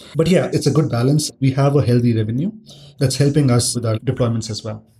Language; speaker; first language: English; non-native, local second language; Hindi